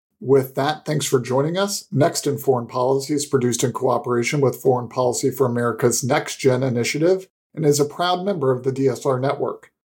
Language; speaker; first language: English; native; English